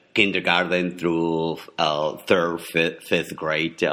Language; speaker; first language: English; non-native, fluent; Spanish